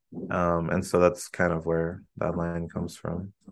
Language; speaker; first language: English; early bilingual, other home language; Spanish